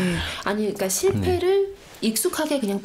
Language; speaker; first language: Korean; native; Korean